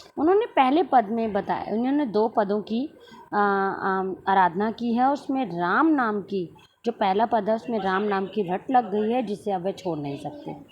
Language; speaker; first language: Hindi; native; Hindi